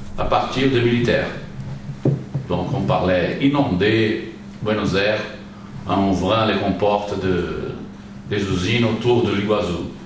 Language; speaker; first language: French; non-native, learner; Portuguese